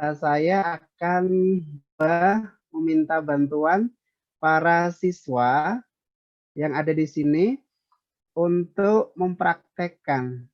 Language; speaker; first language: Indonesian; native; Indonesian